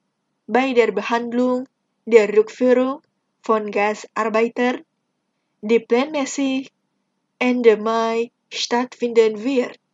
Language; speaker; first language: German; non-native, fluent; Indonesian